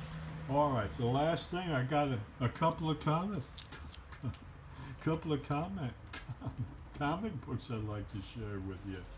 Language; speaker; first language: English; native; English